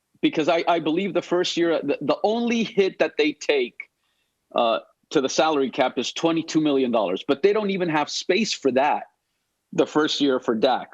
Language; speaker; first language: English; native; English